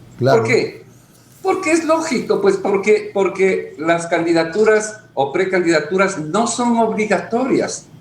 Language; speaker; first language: Spanish; native; Spanish